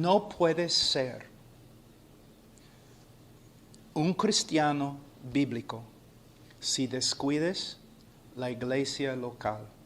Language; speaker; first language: Spanish; non-native, fluent; English